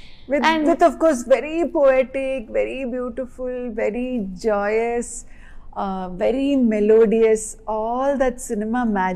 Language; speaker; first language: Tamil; non-native, local second language; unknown